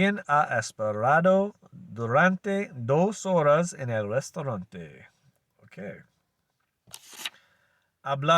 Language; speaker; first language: Spanish; non-native, learner; English